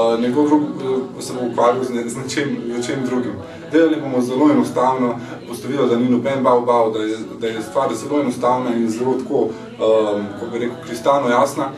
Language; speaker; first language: Slovenian; early bilingual, other home language; Bosnian